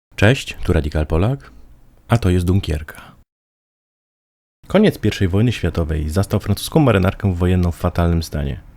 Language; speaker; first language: Polish; native; Polish